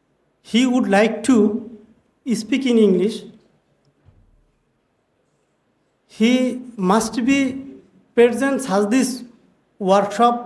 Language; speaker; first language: English; non-native, learner; Bangla